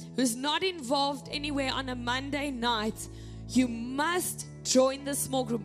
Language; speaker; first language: English; non-native, local second language; Afrikaans